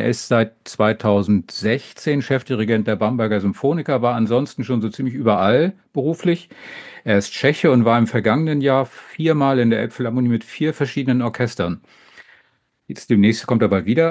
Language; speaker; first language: German; native; German